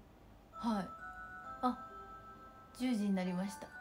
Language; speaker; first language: Japanese; native; Japanese